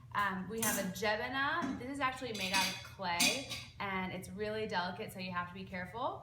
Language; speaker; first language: English; early bilingual, other home language; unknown